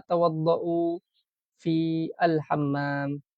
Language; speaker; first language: Arabic; non-native, fluent; Malay